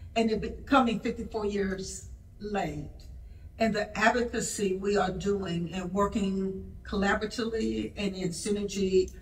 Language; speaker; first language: English; native; English